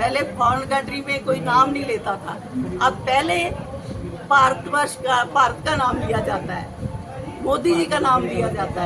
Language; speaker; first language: Hindi; non-native, local second language; Punjabi